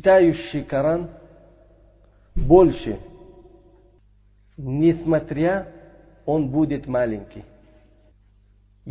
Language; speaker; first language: Russian; non-native, local second language; Uzbek